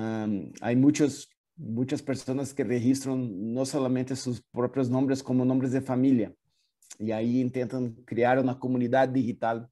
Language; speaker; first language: Spanish; non-native, fluent; Portuguese